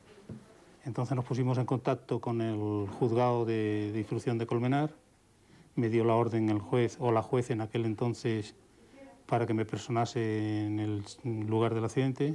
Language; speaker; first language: Spanish; native; Spanish